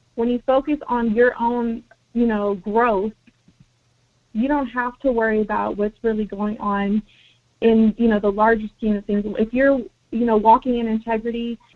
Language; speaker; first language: English; early bilingual, other home language; Spanish